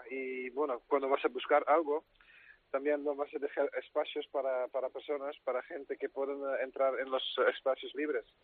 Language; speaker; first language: Spanish; non-native, fluent; Dutch